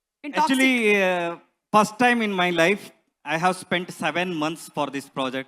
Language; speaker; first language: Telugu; non-native, learner; Kannada